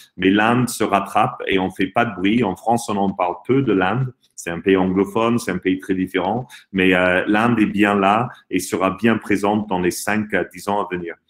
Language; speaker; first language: French; non-native, fluent; English